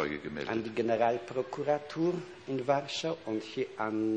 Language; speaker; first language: German; non-native, fluent; Polish